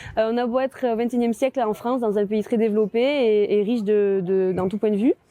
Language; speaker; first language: French; native; French